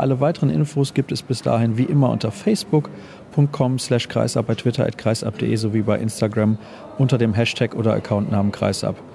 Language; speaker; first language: German; native; German